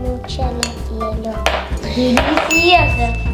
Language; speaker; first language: Spanish; early bilingual, heritage; Spanish